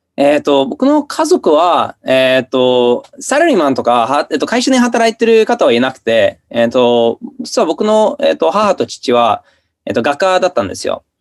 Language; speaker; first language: Japanese; non-native, fluent; English